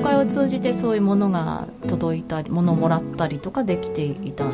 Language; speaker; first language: Japanese; native; Japanese